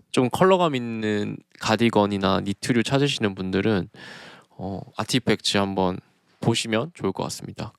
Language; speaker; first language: Korean; native; Korean